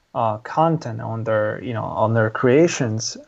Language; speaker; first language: English; non-native, fluent; Italian